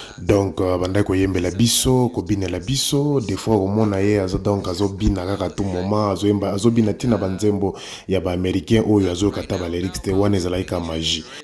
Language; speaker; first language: Lingala; non-native, local second language; Swahili